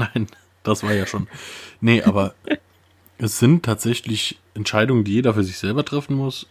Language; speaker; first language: German; native; German